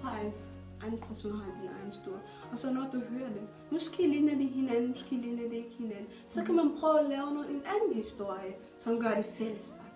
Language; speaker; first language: Danish; non-native, fluent; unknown